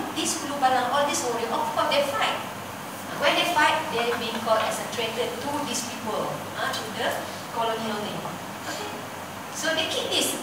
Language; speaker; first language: English; non-native, local second language; Malay